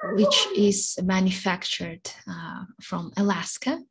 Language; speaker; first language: English; non-native, fluent; Russian